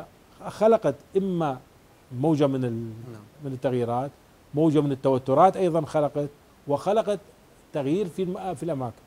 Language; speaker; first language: Arabic; native; Arabic